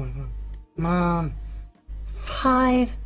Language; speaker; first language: English; non-native, learner; Swedish